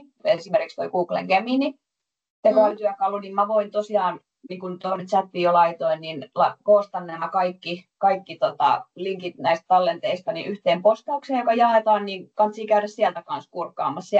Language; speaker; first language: Finnish; native; Finnish